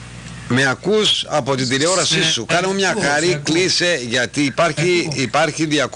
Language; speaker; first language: Greek; native; Greek